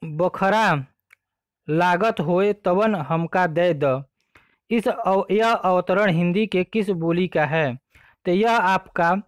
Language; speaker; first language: Hindi; native; Hindi